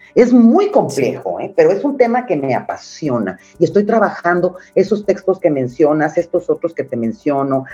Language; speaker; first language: Spanish; native; Spanish